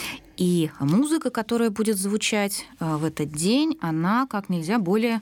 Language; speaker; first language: Russian; native; Russian